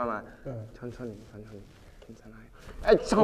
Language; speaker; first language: Korean; non-native, learner; Chinese